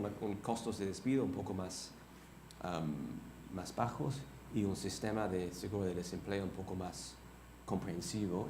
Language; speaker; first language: Spanish; non-native, fluent; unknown